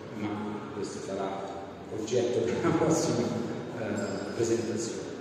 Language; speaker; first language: Italian; native; Italian